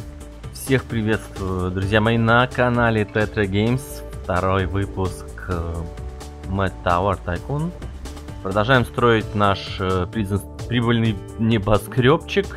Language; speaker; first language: Russian; native; Russian